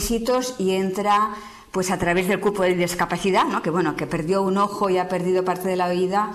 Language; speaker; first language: Spanish; native; Spanish